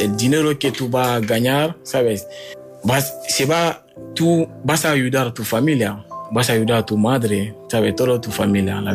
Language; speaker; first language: Spanish; non-native, fluent; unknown